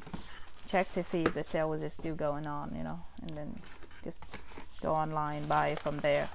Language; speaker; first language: English; non-native, fluent; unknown